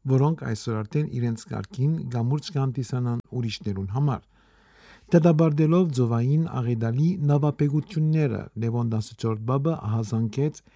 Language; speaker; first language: Armenian; early bilingual, heritage; Armenian